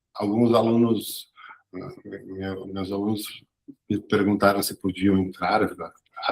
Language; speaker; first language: Portuguese; native; Portuguese